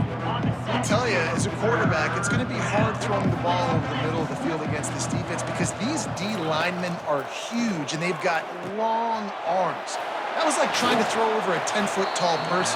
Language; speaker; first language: English; native; English